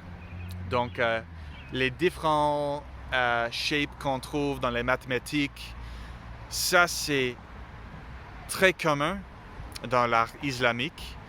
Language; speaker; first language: French; non-native, learner; English